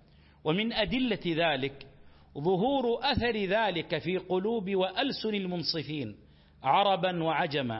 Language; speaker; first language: Arabic; native; Arabic